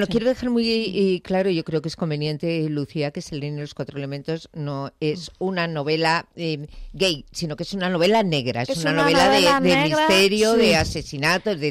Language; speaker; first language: Spanish; native; Spanish